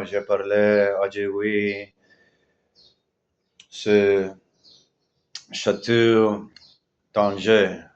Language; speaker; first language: French; non-native, learner; Spanish